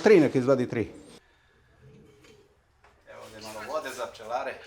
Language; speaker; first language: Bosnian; early bilingual, heritage; Serbian